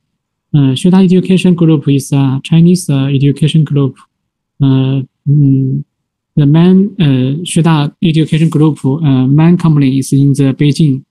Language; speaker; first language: English; non-native, learner; Chinese